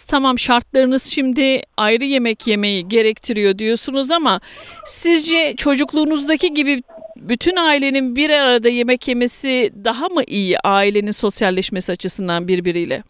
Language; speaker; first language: Turkish; native; Turkish